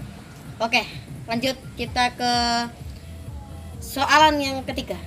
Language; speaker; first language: Indonesian; native; Indonesian